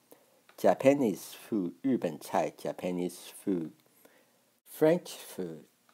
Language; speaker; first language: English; non-native, fluent; Chinese